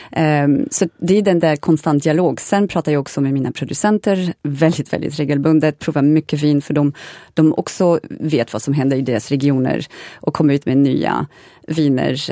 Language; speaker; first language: Swedish; non-native, fluent; French